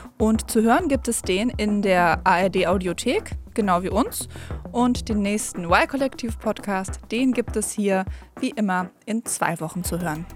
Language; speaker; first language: German; native; German